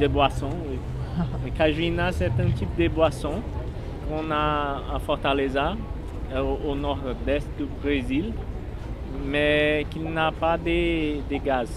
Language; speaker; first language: French; non-native, learner; Portuguese